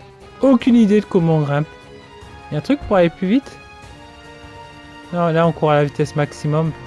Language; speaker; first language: French; native; French